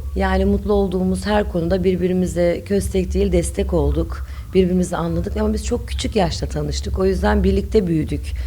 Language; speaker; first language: Turkish; early bilingual, other home language; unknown